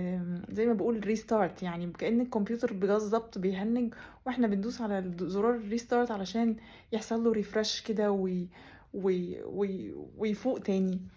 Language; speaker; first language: Arabic; native; Arabic